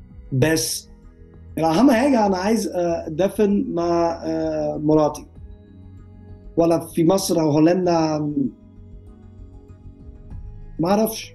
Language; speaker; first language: Arabic; non-native, learner; Dutch